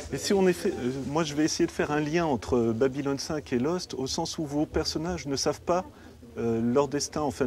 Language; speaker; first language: French; native; French